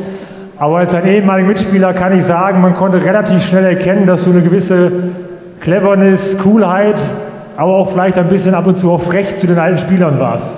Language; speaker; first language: German; native; German